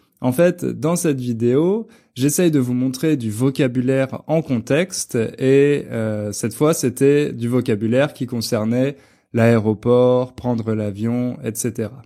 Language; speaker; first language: French; native; French